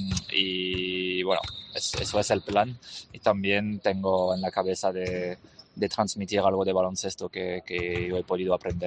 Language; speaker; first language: Spanish; non-native, fluent; French